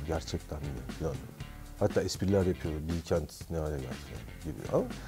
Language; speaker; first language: Turkish; native; Turkish